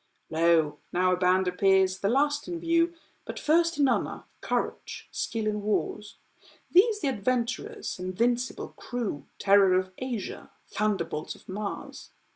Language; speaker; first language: English; non-native, fluent; Greek